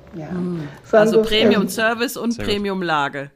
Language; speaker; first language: German; native; German